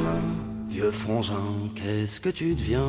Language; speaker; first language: French; native; French